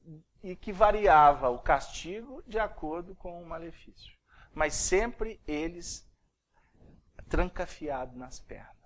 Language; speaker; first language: Portuguese; native; Portuguese